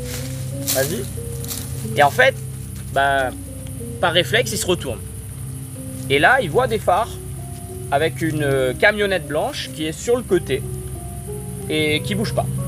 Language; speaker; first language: French; native; French